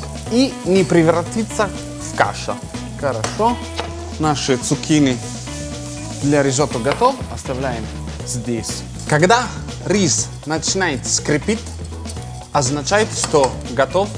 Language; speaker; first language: Russian; non-native, fluent; Italian